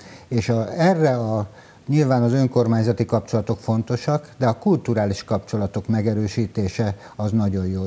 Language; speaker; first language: Hungarian; native; Hungarian